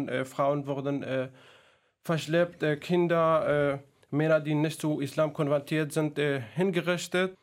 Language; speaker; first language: German; non-native, fluent; Kurdish